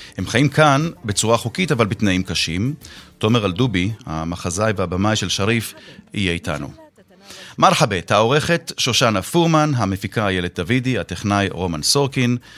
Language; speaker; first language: Hebrew; native; Hebrew